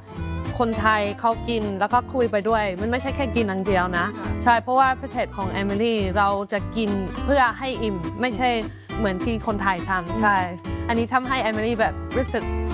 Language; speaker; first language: Thai; non-native, fluent; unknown